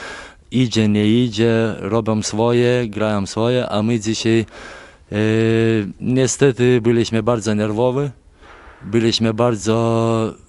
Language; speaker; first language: Polish; non-native, fluent; Lithuanian